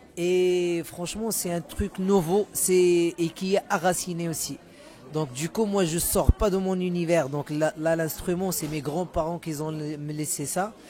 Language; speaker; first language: French; non-native, local second language; Arabic